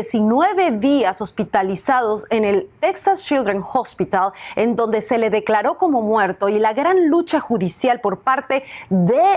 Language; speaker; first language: Spanish; native; Spanish